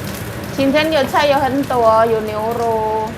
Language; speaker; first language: Chinese; non-native, learner; Indonesian